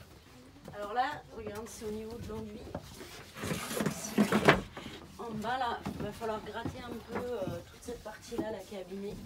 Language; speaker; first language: French; native; French